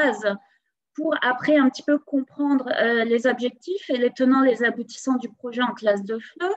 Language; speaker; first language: French; native; French